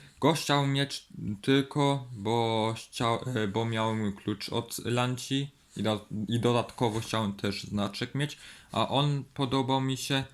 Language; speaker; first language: Polish; early bilingual, heritage; Polish